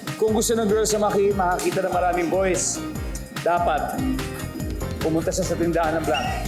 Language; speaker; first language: Filipino; native; Filipino